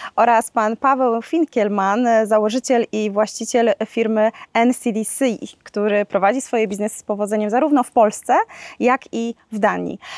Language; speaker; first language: Polish; native; Polish